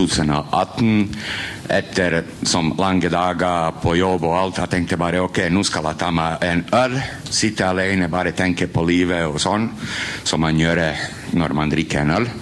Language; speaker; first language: Norwegian; non-native, fluent; Croatian